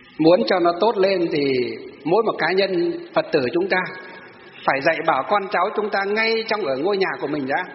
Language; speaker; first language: Vietnamese; native; Vietnamese